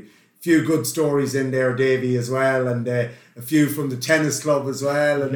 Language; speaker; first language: English; native; English